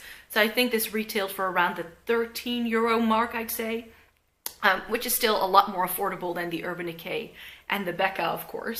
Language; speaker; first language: English; non-native, fluent; Dutch